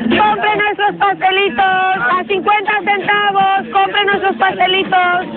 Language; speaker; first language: Spanish; non-native, fluent; Romanian